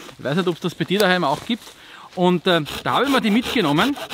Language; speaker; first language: German; native; German